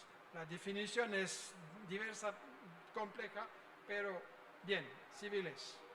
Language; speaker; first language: Spanish; non-native, fluent; French